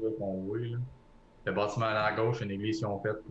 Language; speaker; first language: French; native; French